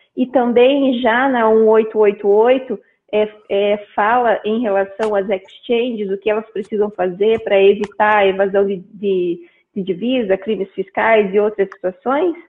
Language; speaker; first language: Portuguese; native; Portuguese